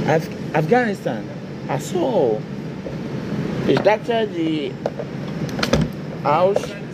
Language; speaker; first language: German; non-native, learner; Akan